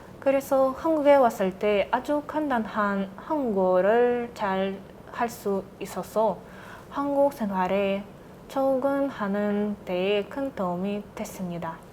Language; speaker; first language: Korean; non-native, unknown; Russian